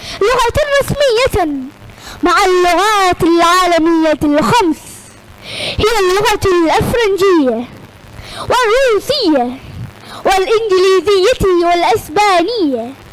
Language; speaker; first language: Arabic; non-native, learner; Malayalam